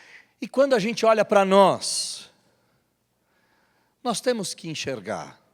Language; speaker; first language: Portuguese; native; Portuguese